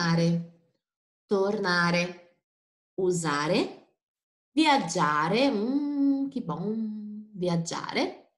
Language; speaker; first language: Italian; non-native, fluent; Portuguese